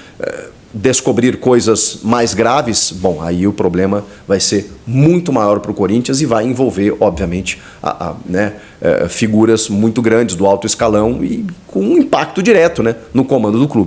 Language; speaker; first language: Portuguese; native; Portuguese